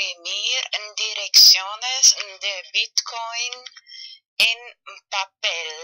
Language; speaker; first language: Spanish; non-native, fluent; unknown